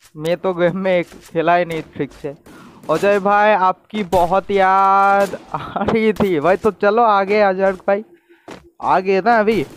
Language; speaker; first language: Hindi; non-native, local second language; Bangla